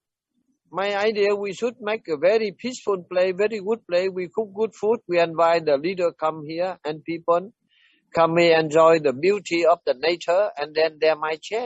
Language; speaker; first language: English; non-native, learner; Vietnamese